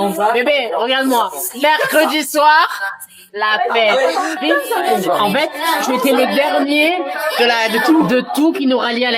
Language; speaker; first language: French; native; French